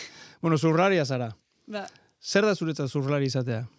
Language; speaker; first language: Basque; native; Basque